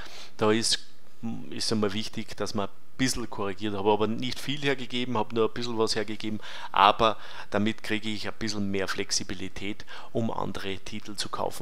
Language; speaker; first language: German; native; German